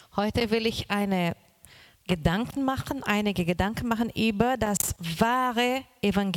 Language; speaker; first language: German; non-native, learner; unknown